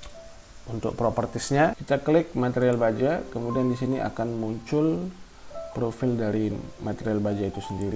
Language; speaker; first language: Indonesian; native; Indonesian